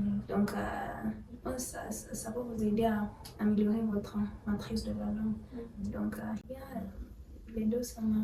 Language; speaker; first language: French; non-native, fluent; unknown